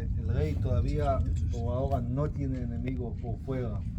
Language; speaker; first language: Spanish; non-native, fluent; Hebrew